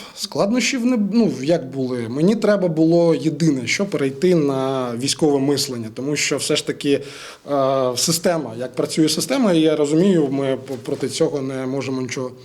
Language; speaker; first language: Ukrainian; non-native, local second language; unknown